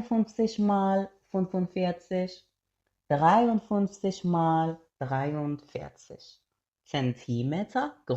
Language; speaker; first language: German; non-native, fluent; Persian